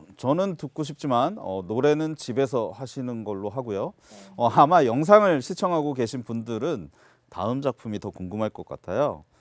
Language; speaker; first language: Korean; native; Korean